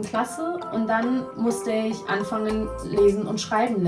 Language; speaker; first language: German; non-native, fluent; Persian